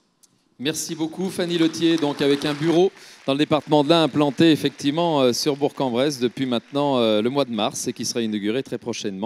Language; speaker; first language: French; native; French